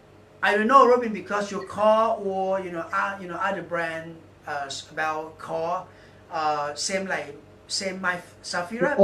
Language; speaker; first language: English; non-native, learner; Thai